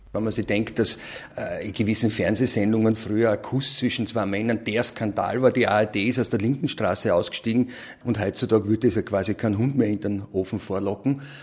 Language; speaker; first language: German; native; German